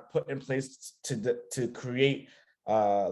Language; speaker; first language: English; native; English